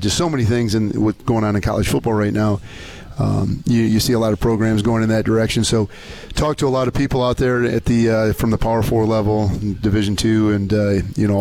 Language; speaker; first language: English; native; English